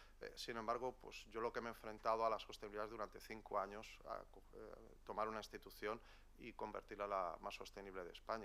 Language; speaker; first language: Spanish; native; Spanish